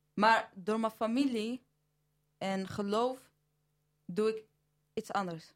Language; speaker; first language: Dutch; early bilingual, other home language; Arabic